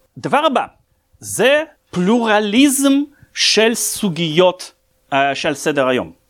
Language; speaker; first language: Hebrew; non-native, fluent; Russian